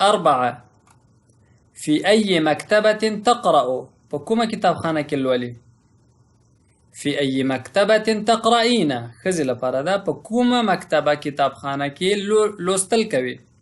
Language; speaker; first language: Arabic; non-native, fluent; Pashto